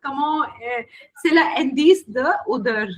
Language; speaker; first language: French; non-native, learner; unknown